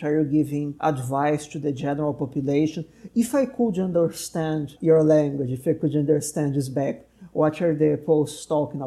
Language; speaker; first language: English; non-native, fluent; Portuguese